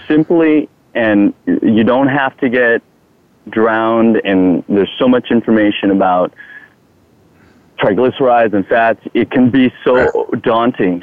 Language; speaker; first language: English; non-native, fluent; Thai